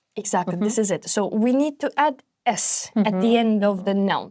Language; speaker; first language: English; non-native, fluent; Turkish